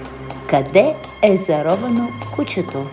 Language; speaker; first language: Bulgarian; native; Bulgarian